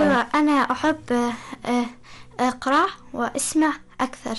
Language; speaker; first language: Arabic; non-native, learner; Persian